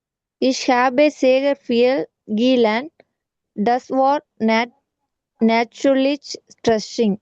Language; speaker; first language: German; non-native, learner; Tamil